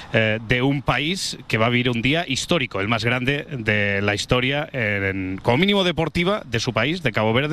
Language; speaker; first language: Spanish; native; Spanish